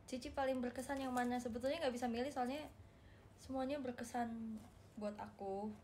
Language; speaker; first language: Indonesian; native; Indonesian